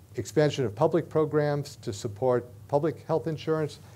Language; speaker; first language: English; native; English